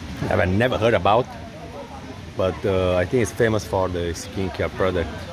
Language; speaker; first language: English; non-native, fluent; Portuguese